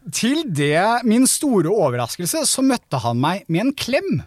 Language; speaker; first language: Norwegian; native; Norwegian